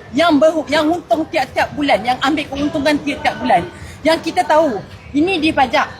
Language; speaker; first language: Malay; native; Malay